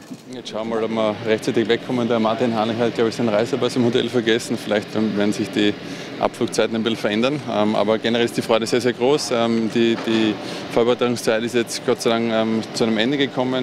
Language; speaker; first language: German; native; German